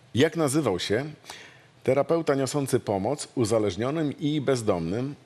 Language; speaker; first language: Polish; native; Polish